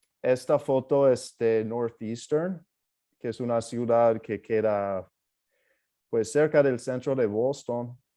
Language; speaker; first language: Spanish; non-native, fluent; English